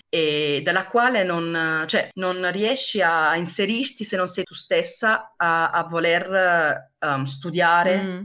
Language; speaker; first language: Italian; early bilingual, heritage; Italian